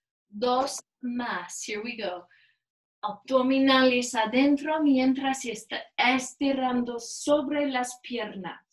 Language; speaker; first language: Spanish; non-native, learner; English